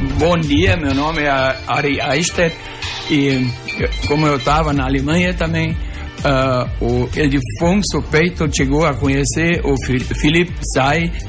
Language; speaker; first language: Portuguese; non-native, local second language; German